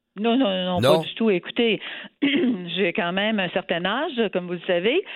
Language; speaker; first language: French; native; French